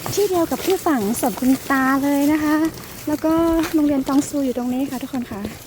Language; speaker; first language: Thai; non-native, local second language; Karen languages